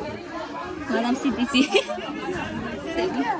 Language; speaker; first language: French; non-native, learner; Kazakh